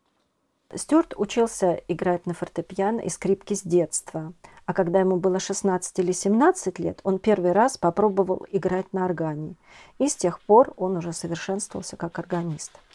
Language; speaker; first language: Russian; native; Russian